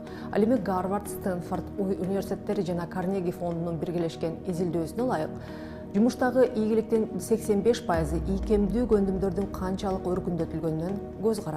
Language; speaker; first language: Kyrgyz; native; Kyrgyz